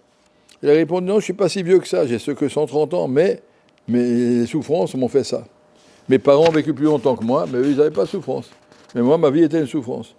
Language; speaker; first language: French; native; French